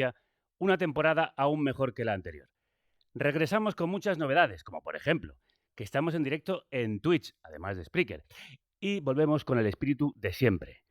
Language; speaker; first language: Spanish; native; Spanish